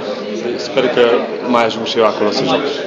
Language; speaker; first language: Romanian; non-native, local second language; Hungarian